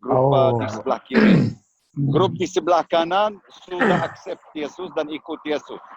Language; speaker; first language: Indonesian; non-native, learner; Hebrew